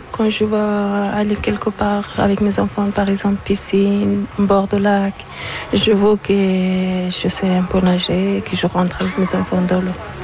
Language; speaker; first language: French; non-native, learner; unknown